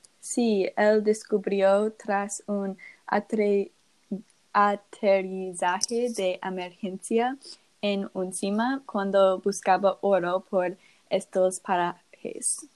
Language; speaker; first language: Spanish; non-native, learner; English